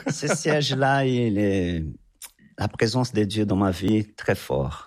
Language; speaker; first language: French; non-native, fluent; Portuguese